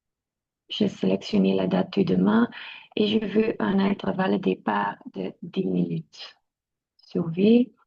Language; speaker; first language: French; non-native, local second language; Dutch